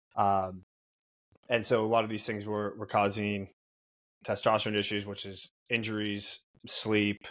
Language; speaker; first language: English; native; English